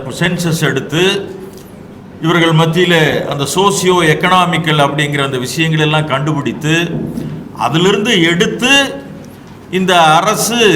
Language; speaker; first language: Tamil; native; Tamil